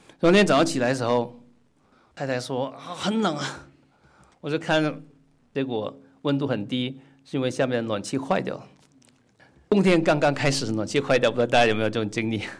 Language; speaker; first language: Chinese; non-native, local second language; Cantonese